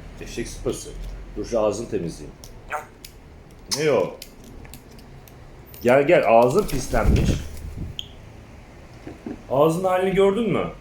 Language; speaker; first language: Turkish; native; Turkish